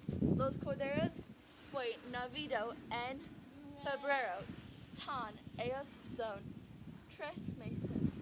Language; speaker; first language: Spanish; non-native, learner; English